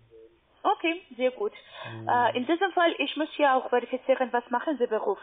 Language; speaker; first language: German; non-native, learner; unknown